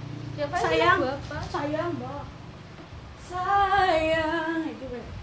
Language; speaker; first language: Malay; non-native, local second language; Javanese